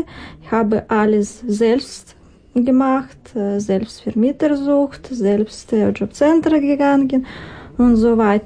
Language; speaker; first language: German; non-native, learner; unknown